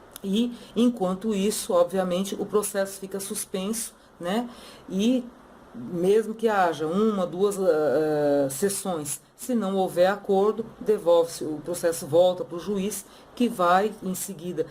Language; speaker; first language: Portuguese; native; Portuguese